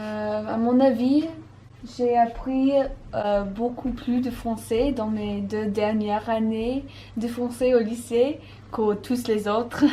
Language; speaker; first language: French; non-native, learner; English